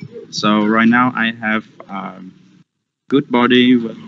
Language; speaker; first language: English; non-native, learner; Vietnamese